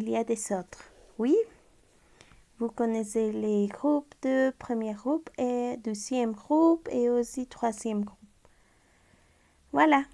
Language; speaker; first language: French; non-native, fluent; Spanish